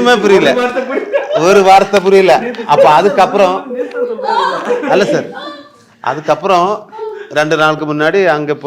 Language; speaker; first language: Tamil; non-native, learner; Malayalam